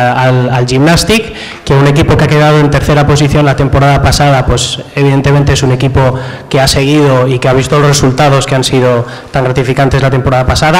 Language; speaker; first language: Spanish; native; Spanish